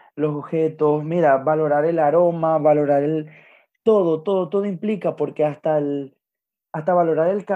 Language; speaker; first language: Spanish; native; Spanish